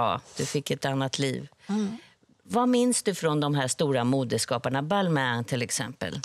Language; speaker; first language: Swedish; native; Swedish